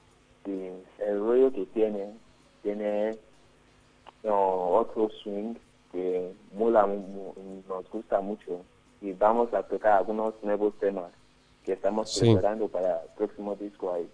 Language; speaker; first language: Spanish; non-native, learner; Yoruba